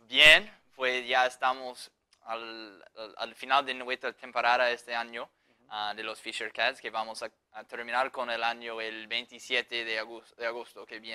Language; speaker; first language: Spanish; non-native, fluent; English